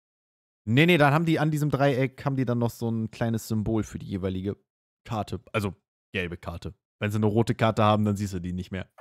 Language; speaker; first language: German; native; German